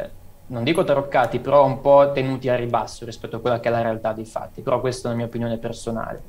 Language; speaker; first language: Italian; native; Italian